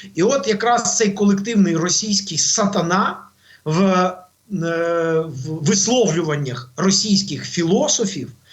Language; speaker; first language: Ukrainian; native; Ukrainian